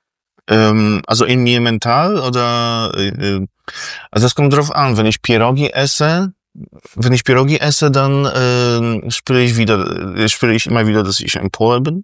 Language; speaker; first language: German; non-native, fluent; Polish